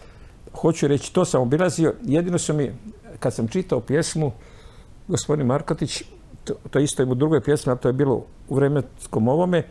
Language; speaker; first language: Croatian; native; Croatian